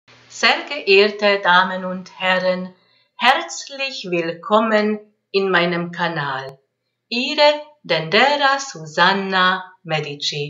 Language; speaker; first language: German; non-native, fluent; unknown